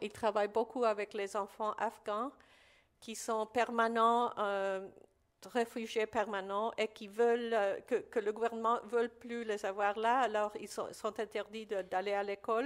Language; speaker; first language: French; non-native, fluent; Spanish